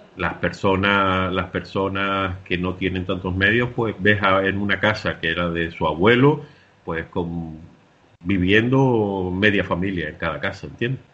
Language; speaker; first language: Spanish; native; Spanish